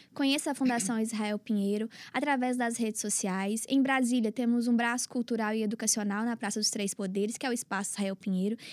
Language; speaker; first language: Portuguese; native; Portuguese